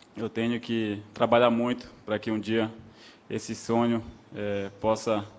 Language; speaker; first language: Portuguese; native; Portuguese